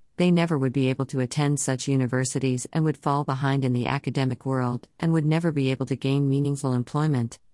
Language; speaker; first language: English; non-native, fluent; Persian